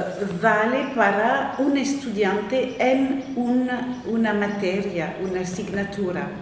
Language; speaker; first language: Spanish; non-native, fluent; French